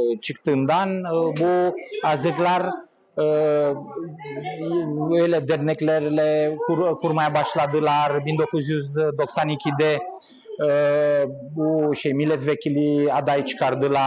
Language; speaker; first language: Turkish; non-native, learner; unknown